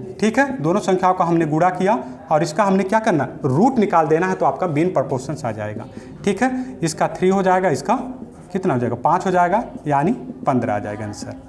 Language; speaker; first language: Hindi; native; Hindi